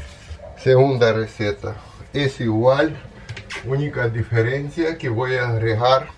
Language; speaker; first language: Spanish; non-native, fluent; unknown